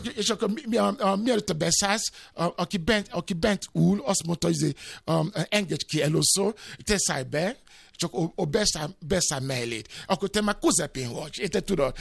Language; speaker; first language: Hungarian; non-native, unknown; Yoruba